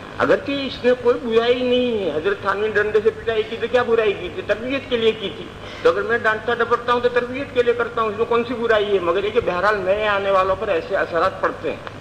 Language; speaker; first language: Urdu; non-native, local second language; Gujarati